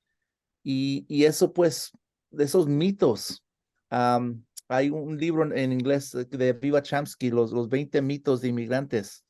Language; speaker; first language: Spanish; early bilingual, heritage; Spanish